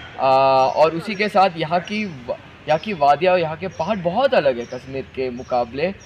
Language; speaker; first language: Hindi; non-native, local second language; Tamil